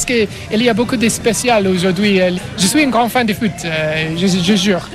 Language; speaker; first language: French; non-native, learner; English